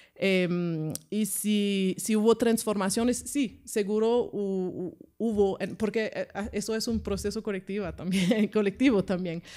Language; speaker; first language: Spanish; non-native, fluent; French